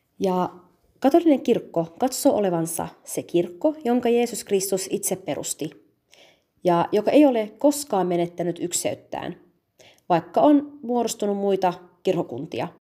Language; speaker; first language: Finnish; early bilingual, other home language; Syriac